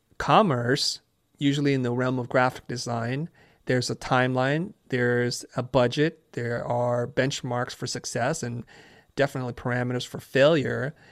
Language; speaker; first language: English; early bilingual, other home language; Vietnamese